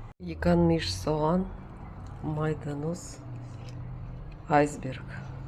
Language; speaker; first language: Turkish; non-native, learner; Russian